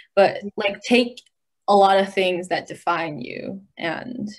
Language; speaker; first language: English; native; English